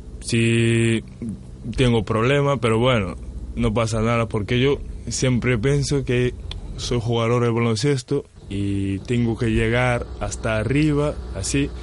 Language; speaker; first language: Spanish; non-native, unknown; Wolof